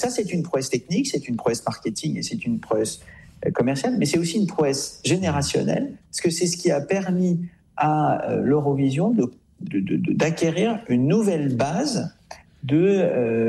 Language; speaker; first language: French; native; French